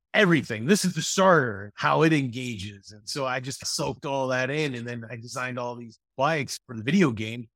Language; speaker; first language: English; native; English